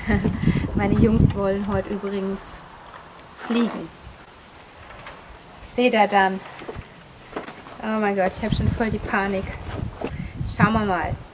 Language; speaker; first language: German; native; German